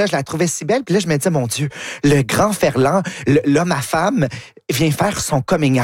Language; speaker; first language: French; native; French